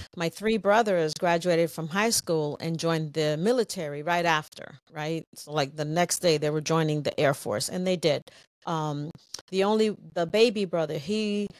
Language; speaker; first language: English; native; English